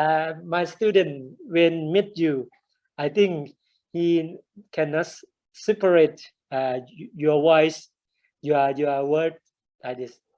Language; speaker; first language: English; non-native, learner; Thai